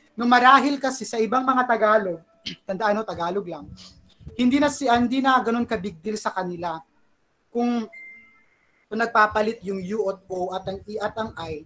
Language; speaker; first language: Filipino; non-native, local second language; Pampanga